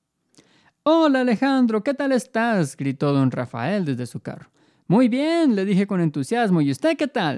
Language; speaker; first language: Spanish; native; Spanish